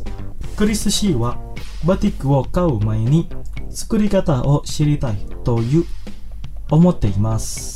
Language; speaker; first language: Japanese; non-native, fluent; Indonesian